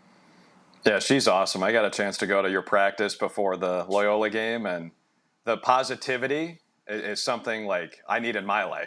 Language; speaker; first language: English; native; English